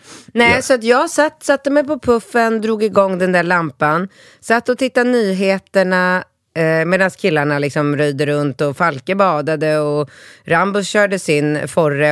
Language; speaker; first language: Swedish; native; Swedish